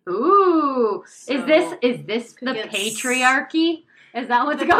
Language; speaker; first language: English; native; English